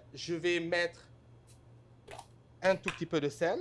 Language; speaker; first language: French; non-native, local second language; Wolof